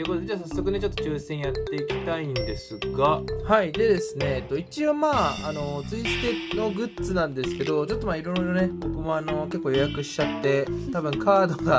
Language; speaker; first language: Japanese; native; Japanese